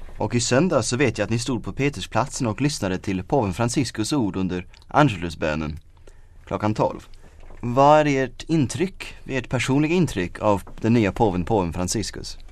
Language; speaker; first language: Swedish; native; Swedish